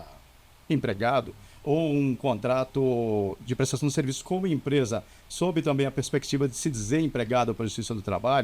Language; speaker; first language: Portuguese; native; Portuguese